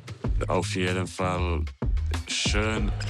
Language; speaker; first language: German; non-native, fluent; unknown